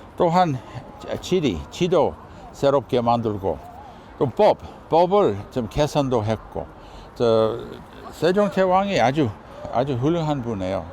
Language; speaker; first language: Korean; non-native, fluent; English